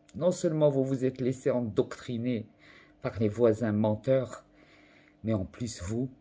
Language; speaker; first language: French; non-native, local second language; Arabic